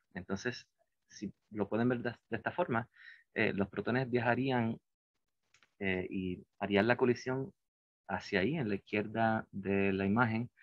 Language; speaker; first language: Spanish; native; Spanish